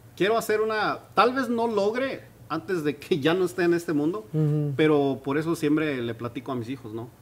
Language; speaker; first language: Spanish; non-native, local second language; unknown